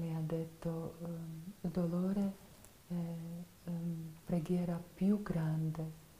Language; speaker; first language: Italian; non-native, fluent; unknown